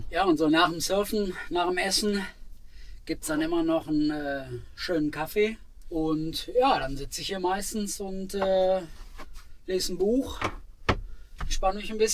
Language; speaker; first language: German; native; German